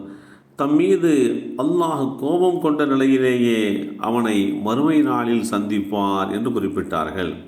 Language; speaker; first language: Tamil; native; Tamil